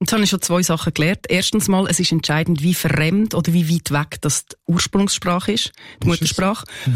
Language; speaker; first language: German; native; German